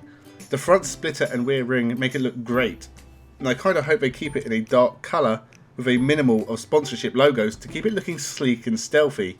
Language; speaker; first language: English; native; English